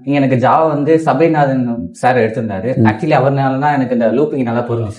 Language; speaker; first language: Tamil; native; Tamil